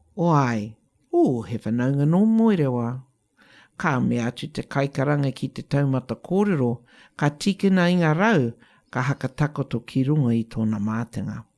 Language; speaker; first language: Māori; native; Māori